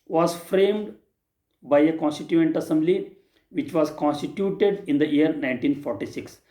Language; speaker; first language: English; non-native, local second language; Kannada